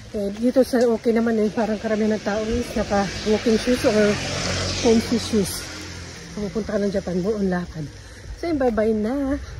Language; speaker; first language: Filipino; native; Filipino